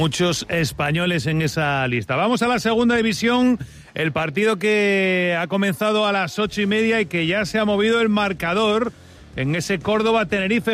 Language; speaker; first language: Spanish; native; Spanish